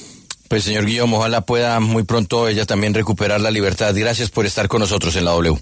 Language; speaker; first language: Spanish; native; Spanish